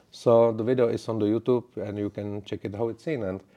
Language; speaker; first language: English; non-native, learner; Czech